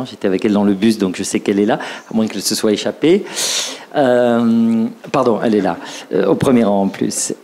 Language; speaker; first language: French; native; French